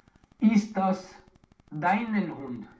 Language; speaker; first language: German; non-native, learner; Romanian